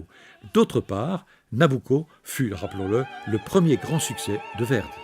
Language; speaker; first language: French; native; French